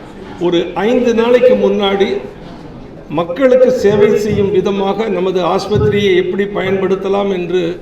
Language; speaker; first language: Tamil; native; Tamil